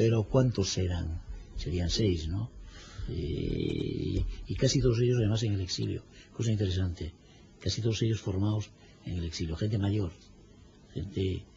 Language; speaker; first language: Spanish; native; Spanish